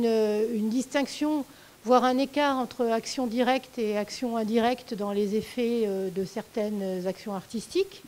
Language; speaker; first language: French; native; French